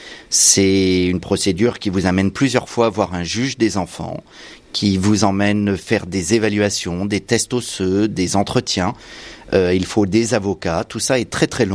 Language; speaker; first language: French; native; French